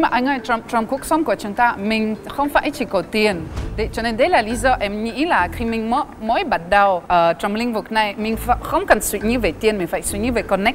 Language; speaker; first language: Vietnamese; non-native, fluent; French